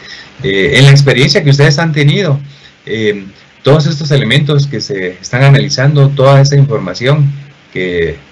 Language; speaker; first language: Spanish; native; Spanish